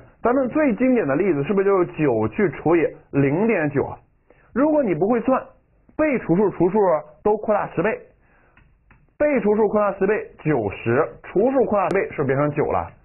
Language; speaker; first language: Chinese; native; Chinese